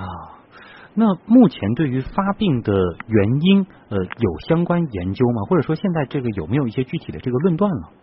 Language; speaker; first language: Chinese; native; Chinese